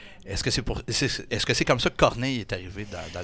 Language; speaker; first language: French; native; French